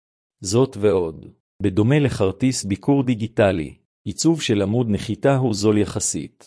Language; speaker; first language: Hebrew; native; Hebrew